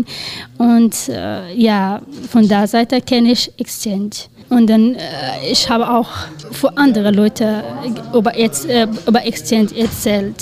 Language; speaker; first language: German; non-native, learner; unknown